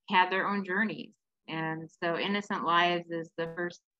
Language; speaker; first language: English; native; English